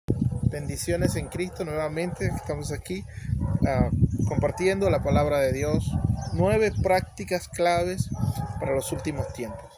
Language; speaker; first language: Spanish; native; Spanish